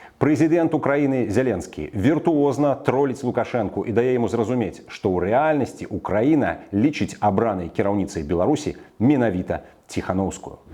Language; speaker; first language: Belarusian; native; Belarusian